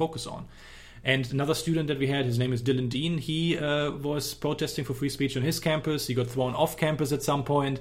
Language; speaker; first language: English; non-native, fluent; German